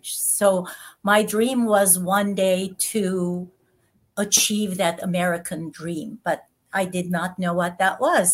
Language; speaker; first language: English; non-native, fluent; Turkish